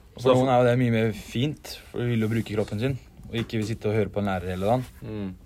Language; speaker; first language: Norwegian; native; Norwegian